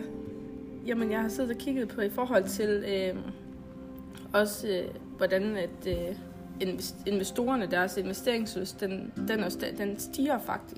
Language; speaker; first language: Danish; native; Danish